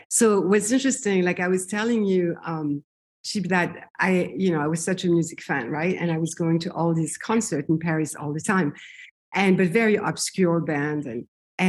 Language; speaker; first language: English; non-native, fluent; French